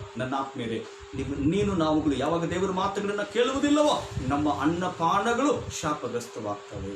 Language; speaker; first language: Kannada; native; Kannada